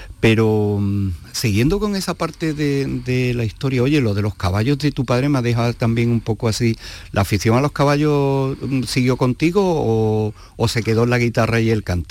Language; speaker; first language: Spanish; native; Spanish